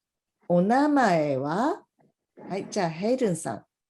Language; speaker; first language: Japanese; non-native, fluent; English